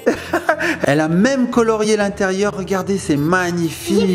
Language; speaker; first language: French; native; French